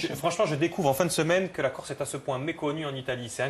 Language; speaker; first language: French; native; French